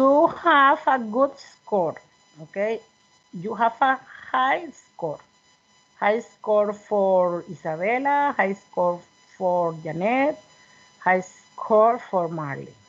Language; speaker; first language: English; non-native, learner; Spanish